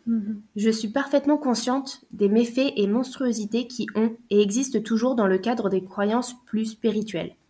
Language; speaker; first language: French; native; French